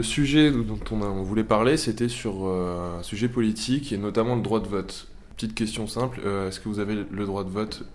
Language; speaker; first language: French; native; French